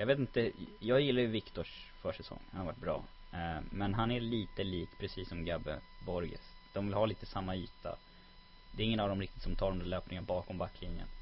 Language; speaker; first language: Swedish; native; Swedish